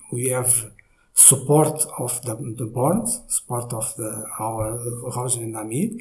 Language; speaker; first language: English; non-native, fluent; Portuguese